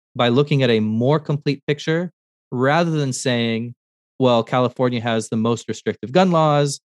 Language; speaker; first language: English; native; English